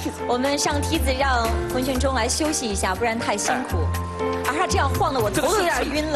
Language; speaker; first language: Chinese; native; Chinese